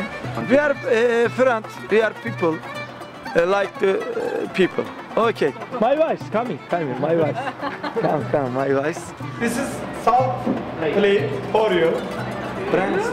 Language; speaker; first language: English; non-native, learner; Turkish